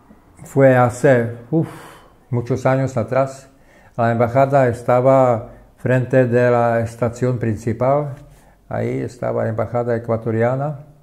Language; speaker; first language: Spanish; non-native, fluent; Czech